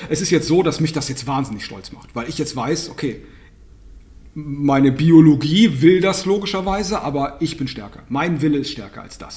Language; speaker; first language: German; native; German